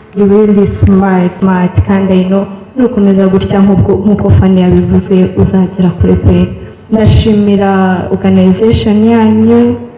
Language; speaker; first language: Kinyarwanda; early bilingual, heritage; Kinyarwanda